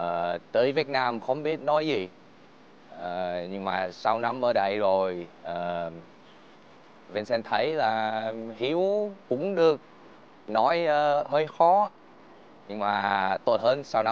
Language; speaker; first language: Vietnamese; non-native, learner; Dutch